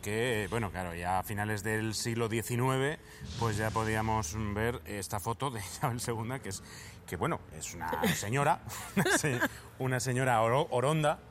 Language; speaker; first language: Spanish; native; Spanish